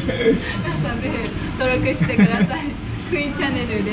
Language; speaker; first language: Japanese; non-native, fluent; Vietnamese